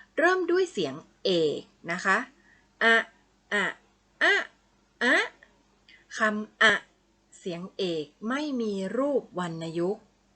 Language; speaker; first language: Thai; native; Thai